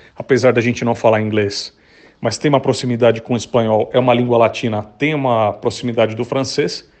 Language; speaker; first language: Portuguese; native; Portuguese